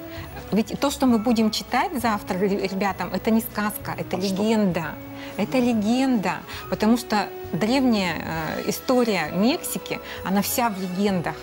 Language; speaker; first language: Russian; native; Russian